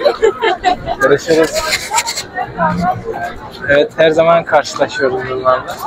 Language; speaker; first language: Turkish; non-native, fluent; Kyrgyz